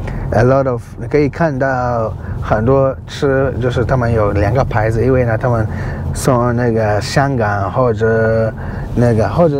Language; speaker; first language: Chinese; non-native, learner; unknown